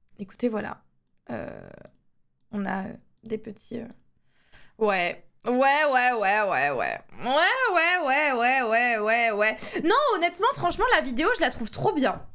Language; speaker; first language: French; native; French